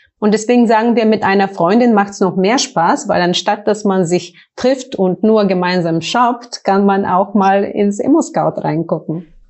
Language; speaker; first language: German; non-native, fluent; Bulgarian